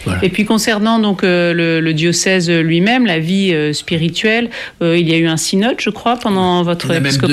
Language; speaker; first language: French; native; French